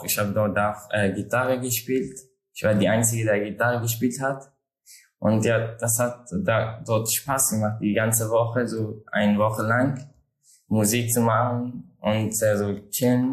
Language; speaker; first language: German; non-native, learner; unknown